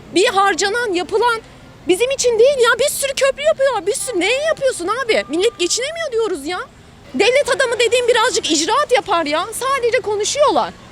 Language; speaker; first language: Turkish; native; Turkish